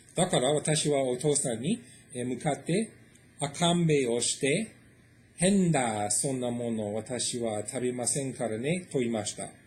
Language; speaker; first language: Japanese; non-native, fluent; English